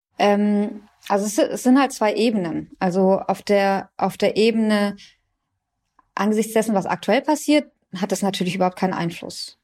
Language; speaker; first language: German; early bilingual, other home language; Persian